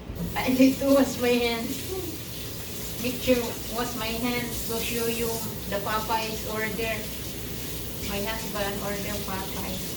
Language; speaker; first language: English; non-native, learner; Filipino